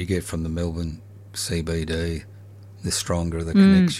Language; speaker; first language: English; non-native, local second language; Italian